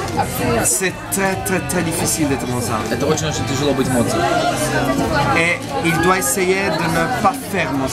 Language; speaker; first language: French; non-native, fluent; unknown